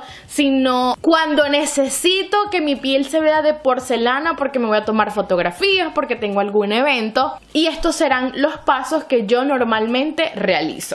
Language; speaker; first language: Spanish; native; Spanish